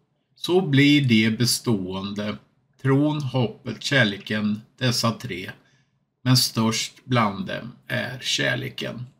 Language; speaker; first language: Swedish; native; Swedish